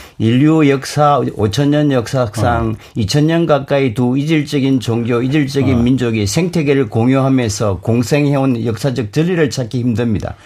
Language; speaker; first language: Korean; native; Korean